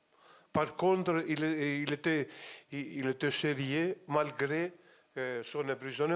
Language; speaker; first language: French; non-native, fluent; Greek